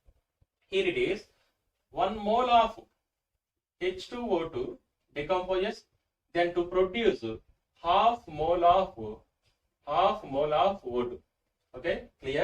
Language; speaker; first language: English; non-native, local second language; Telugu